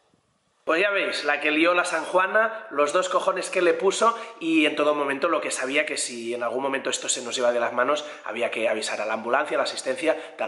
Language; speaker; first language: Spanish; native; Spanish